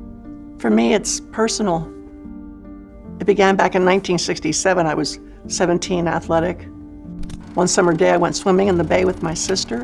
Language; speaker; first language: English; native; English